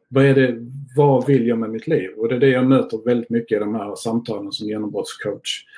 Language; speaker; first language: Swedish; native; Swedish